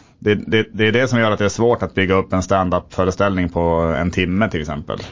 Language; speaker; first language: Swedish; native; Swedish